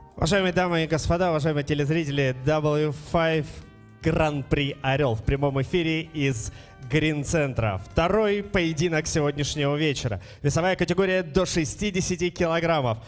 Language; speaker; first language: Russian; native; Russian